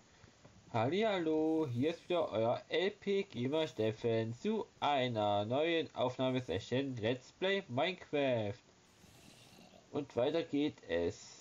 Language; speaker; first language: German; native; German